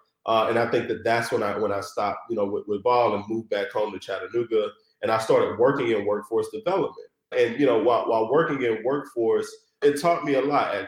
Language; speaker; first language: English; native; English